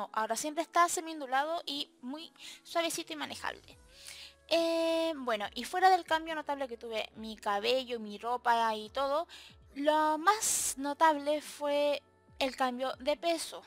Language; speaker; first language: Spanish; native; Spanish